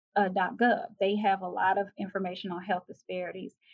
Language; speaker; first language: English; native; English